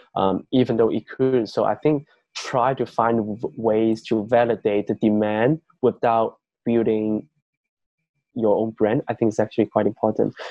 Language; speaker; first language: English; non-native, fluent; Chinese